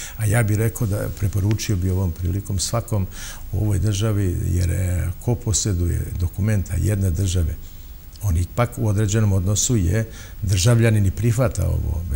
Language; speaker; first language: Bosnian; non-native, local second language; Albanian